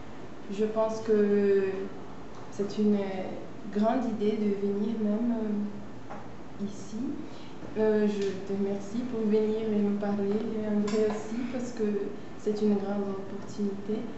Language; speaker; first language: French; non-native, fluent; Portuguese